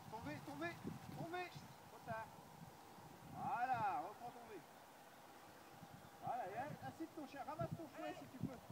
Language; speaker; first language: French; native; French